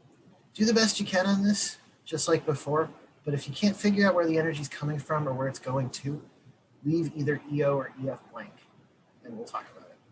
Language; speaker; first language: English; native; English